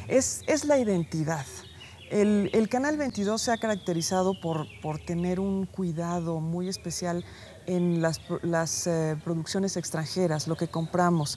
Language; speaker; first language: Spanish; native; Spanish